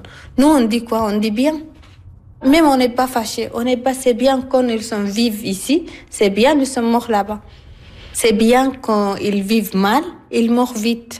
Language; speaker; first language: French; non-native, learner; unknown